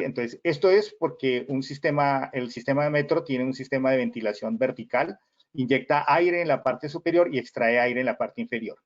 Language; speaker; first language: Spanish; native; Spanish